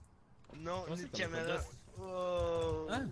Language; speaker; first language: French; native; French